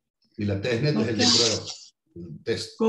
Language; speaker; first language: Spanish; native; Spanish